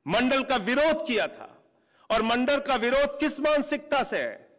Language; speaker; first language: Hindi; native; Hindi